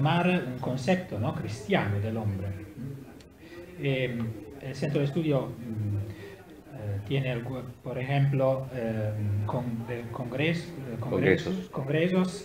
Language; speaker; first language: Spanish; non-native, learner; Italian